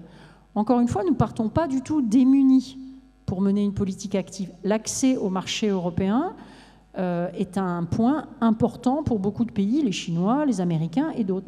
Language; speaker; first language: French; native; French